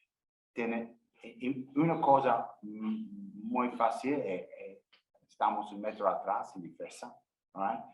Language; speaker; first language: Spanish; non-native, learner; English